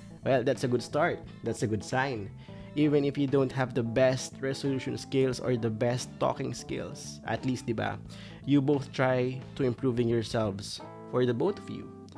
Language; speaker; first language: English; non-native, local second language; Filipino